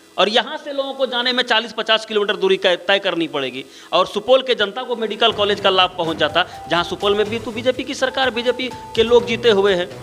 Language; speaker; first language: Hindi; native; Hindi